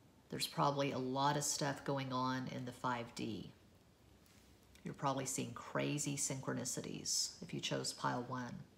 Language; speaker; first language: English; native; English